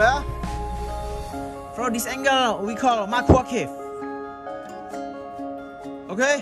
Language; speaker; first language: English; non-native, learner; Indonesian